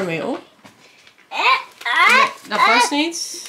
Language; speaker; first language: Dutch; native; Dutch